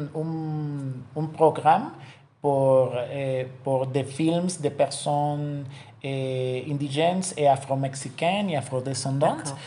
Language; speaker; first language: French; non-native, learner; Spanish